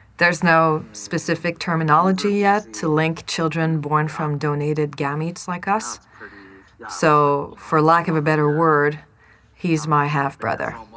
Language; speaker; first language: English; non-native, fluent; French